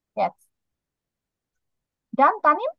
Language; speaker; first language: English; non-native, fluent; Bangla